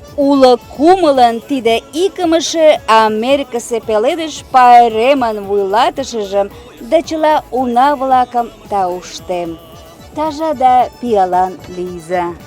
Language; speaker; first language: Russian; non-native, local second language; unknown